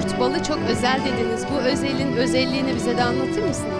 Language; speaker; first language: Turkish; native; Turkish